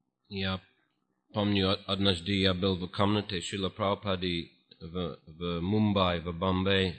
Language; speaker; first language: Russian; non-native, fluent; English